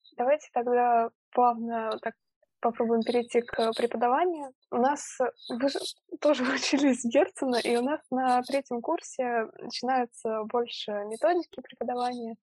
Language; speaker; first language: Russian; native; Russian